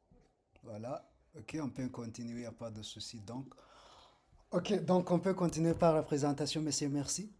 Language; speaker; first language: French; non-native, local second language; Rundi